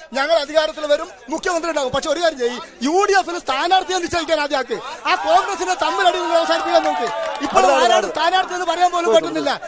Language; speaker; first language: Malayalam; non-native, local second language; Kannada